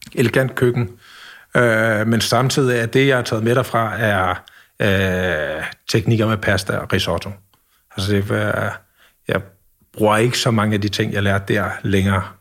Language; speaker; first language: Danish; native; Danish